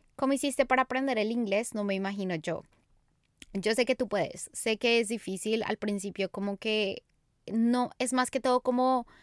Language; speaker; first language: English; non-native, fluent; Spanish